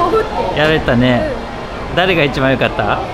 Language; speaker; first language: Japanese; native; Japanese